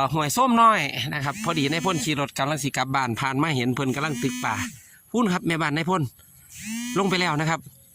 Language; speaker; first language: Thai; native; Thai